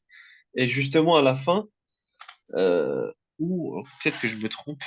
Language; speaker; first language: French; native; French